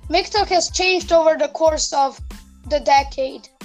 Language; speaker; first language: English; non-native, fluent; Serbian